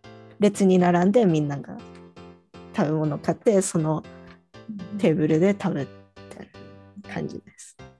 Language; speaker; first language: Japanese; early bilingual, heritage; Japanese